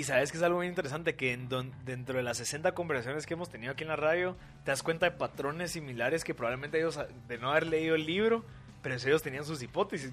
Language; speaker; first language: Spanish; native; Spanish